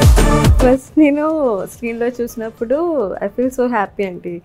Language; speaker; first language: Telugu; non-native, learner; Malayalam